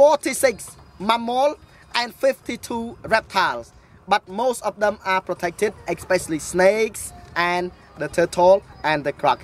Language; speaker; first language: English; non-native, fluent; Khmer